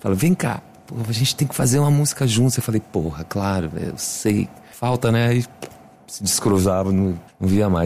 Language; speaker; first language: Portuguese; native; Portuguese